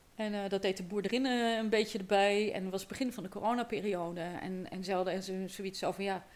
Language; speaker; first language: Dutch; native; Dutch